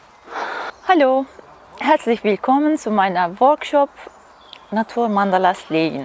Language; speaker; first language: German; non-native, learner; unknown